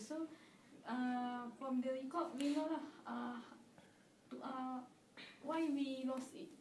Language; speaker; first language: English; non-native, local second language; Malay